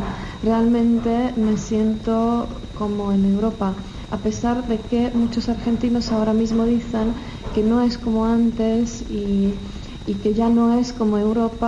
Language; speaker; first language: Spanish; non-native, fluent; Czech